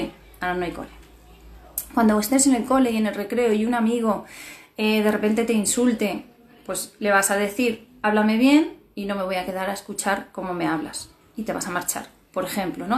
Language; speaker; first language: Spanish; native; Spanish